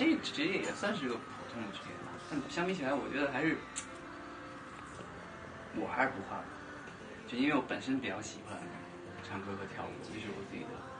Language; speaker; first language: Chinese; native; Chinese